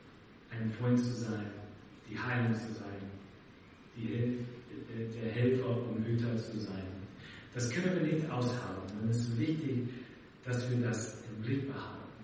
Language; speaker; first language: German; non-native, fluent; English